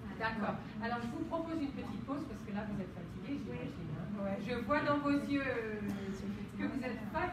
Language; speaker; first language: French; non-native, fluent; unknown